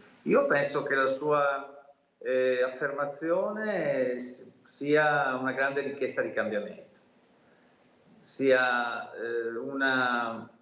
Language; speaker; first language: Italian; native; Italian